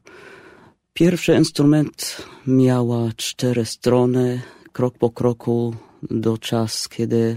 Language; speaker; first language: Polish; non-native, fluent; Arabic